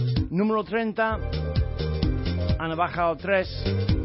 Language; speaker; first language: Spanish; non-native, fluent; English